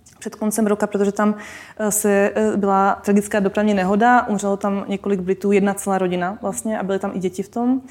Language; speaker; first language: Czech; non-native, local second language; Slovak